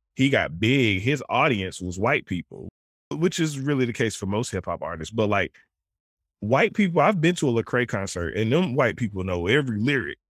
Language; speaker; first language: English; native; English